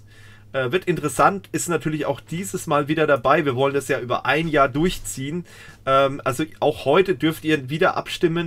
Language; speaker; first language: German; native; German